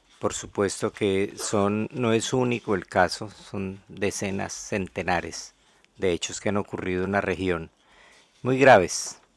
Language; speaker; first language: Spanish; native; Spanish